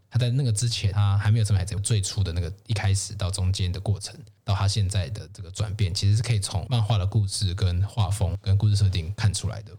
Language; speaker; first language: Chinese; native; Chinese